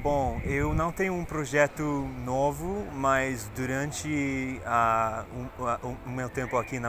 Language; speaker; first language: Portuguese; non-native, fluent; English